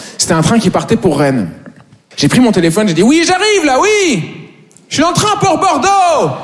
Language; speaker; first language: French; native; French